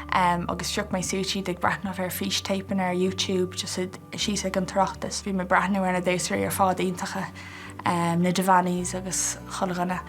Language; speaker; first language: Irish; non-native, local second language; English